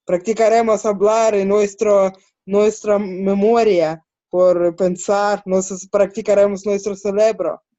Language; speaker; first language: Spanish; non-native, learner; Ukrainian